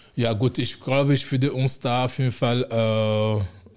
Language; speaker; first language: German; non-native, fluent; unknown